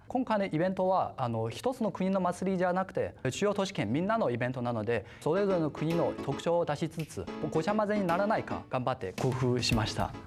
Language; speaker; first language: Japanese; non-native, fluent; Chinese